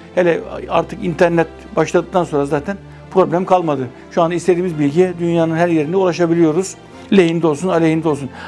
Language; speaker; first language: Turkish; native; Turkish